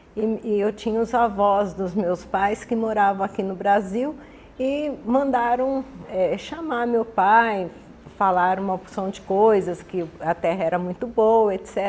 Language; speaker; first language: Portuguese; early bilingual, other home language; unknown